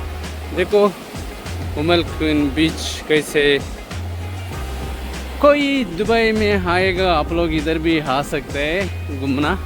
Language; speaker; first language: Hindi; non-native, local second language; Kannada